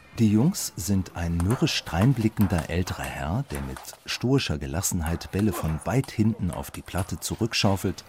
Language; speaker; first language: German; native; German